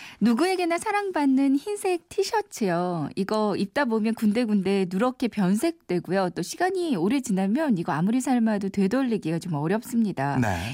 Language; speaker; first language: Korean; native; Korean